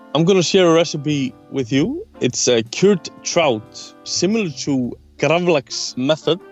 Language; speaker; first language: English; non-native, fluent; Icelandic